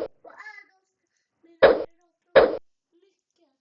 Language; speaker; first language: Swedish; early bilingual, other home language; Arabic